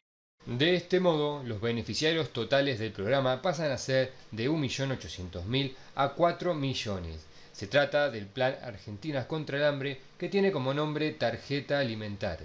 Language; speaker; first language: Spanish; native; Spanish